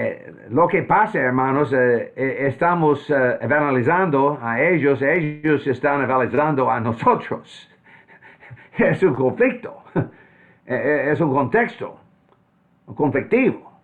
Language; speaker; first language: Spanish; non-native, fluent; English